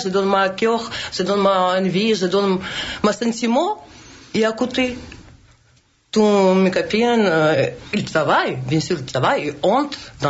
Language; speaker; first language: French; non-native, learner; Russian